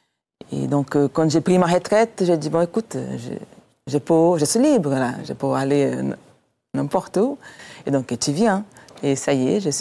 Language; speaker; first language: French; non-native, fluent; Portuguese